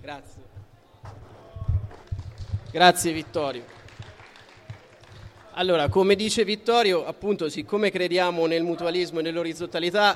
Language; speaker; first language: Italian; native; Italian